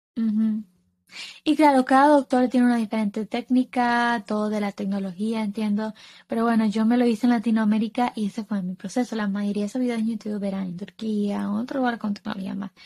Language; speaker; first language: Spanish; early bilingual, heritage; Spanish